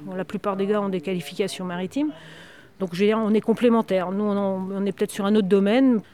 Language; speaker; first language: French; native; French